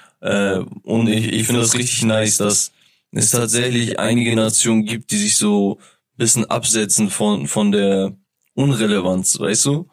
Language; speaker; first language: German; early bilingual, other home language; Turkish